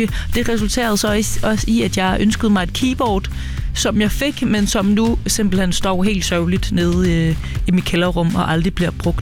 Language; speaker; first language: Danish; native; Danish